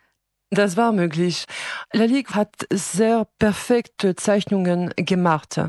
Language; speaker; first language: German; non-native, fluent; French